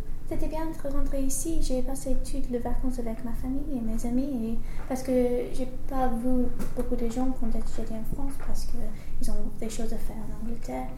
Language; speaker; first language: French; non-native, learner; English